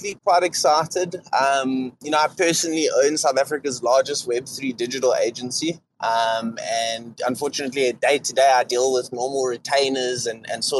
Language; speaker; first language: English; native; English